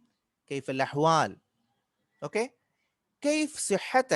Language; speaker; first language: Arabic; non-native, fluent; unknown